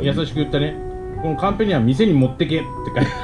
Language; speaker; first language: Japanese; native; Japanese